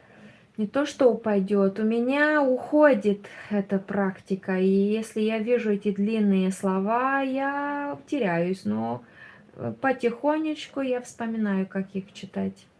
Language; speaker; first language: Russian; non-native, learner; Romanian